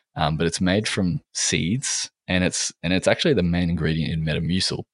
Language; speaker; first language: English; native; English